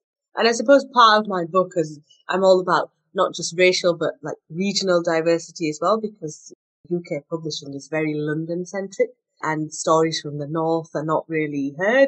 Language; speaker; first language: English; native; English